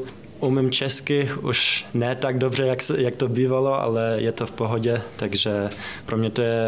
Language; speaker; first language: Czech; early bilingual, heritage; German